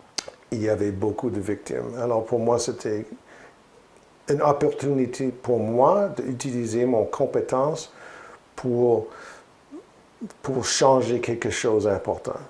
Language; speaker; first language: French; non-native, learner; English